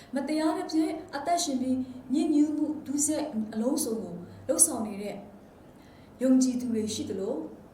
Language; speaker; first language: Burmese; non-native, local second language; Kachin